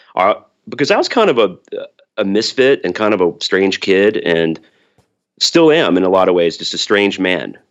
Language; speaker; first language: English; native; English